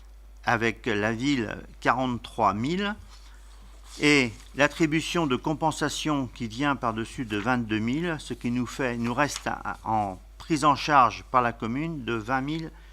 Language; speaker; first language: French; native; French